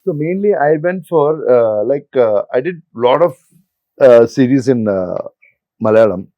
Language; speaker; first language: Telugu; non-native, learner; Malayalam